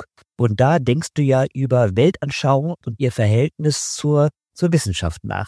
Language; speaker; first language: German; native; German